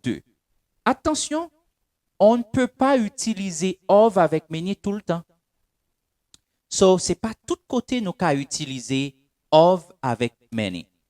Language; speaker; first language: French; non-native, local second language; Haitian Creole